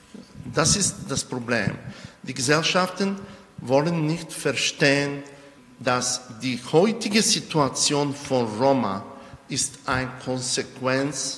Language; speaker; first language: German; non-native, fluent; Bulgarian